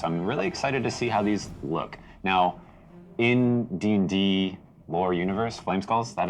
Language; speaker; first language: English; native; English